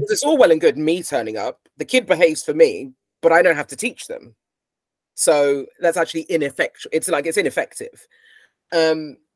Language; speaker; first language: English; native; English